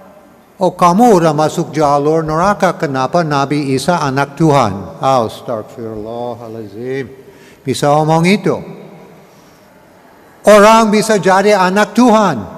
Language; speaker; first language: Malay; non-native, learner; English